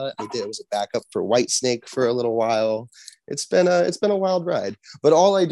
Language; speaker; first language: English; native; English